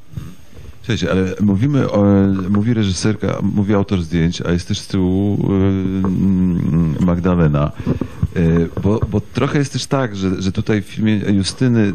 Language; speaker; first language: Polish; native; Polish